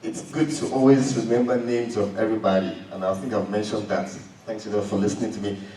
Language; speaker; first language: English; non-native, local second language; Yoruba